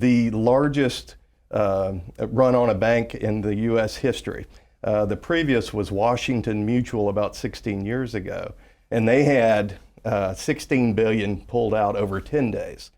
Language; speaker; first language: English; native; English